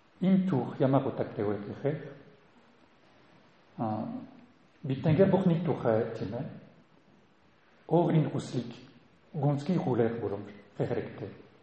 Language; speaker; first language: Mongolian; non-native, learner; French